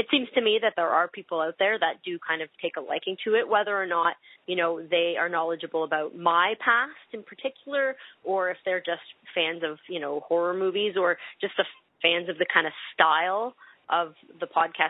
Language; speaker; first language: English; native; English